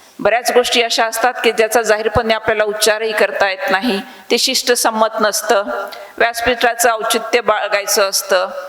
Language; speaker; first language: Marathi; native; Marathi